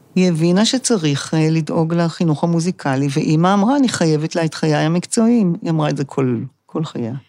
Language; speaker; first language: Hebrew; native; Hebrew